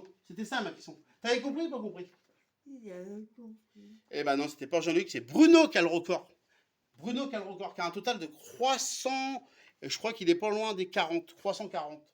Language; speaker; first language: French; native; French